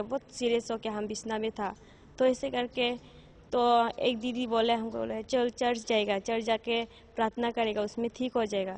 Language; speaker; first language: Hindi; non-native, local second language; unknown